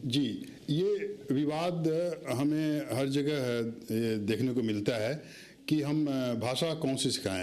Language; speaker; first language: Hindi; native; Hindi